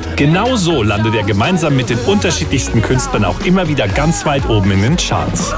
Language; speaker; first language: German; native; German